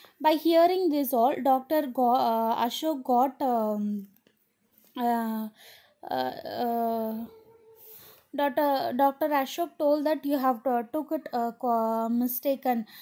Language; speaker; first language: English; non-native, local second language; Tamil